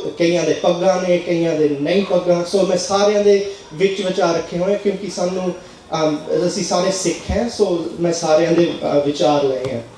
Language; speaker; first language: Punjabi; early bilingual, heritage; Punjabi